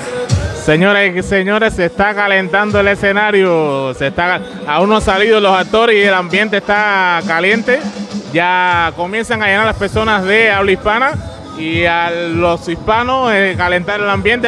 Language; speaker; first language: Spanish; native; Spanish